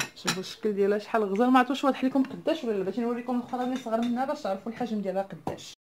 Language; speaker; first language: Arabic; non-native, local second language; Tachelhit